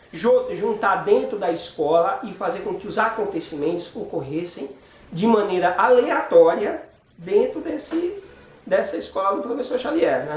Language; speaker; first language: Portuguese; native; Portuguese